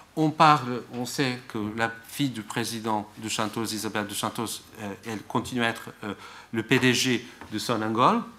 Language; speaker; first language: French; non-native, fluent; Portuguese